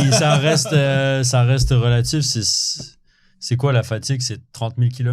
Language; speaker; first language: French; native; French